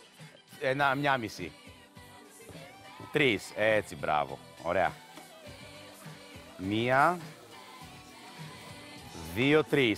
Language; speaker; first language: Greek; native; Greek